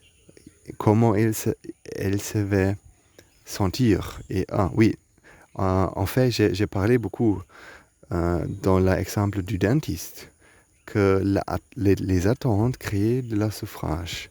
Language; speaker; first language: French; non-native, learner; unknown